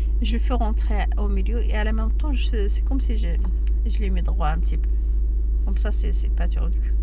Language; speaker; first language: French; non-native, local second language; Arabic